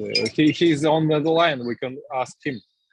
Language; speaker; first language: English; non-native, learner; Russian